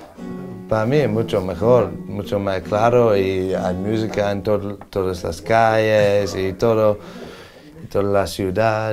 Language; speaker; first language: Spanish; non-native, learner; English